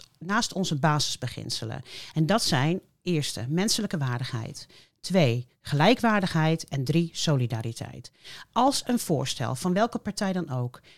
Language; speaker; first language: Dutch; native; Dutch